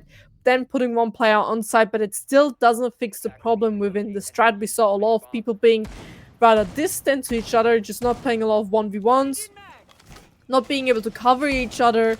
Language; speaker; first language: English; non-native, fluent; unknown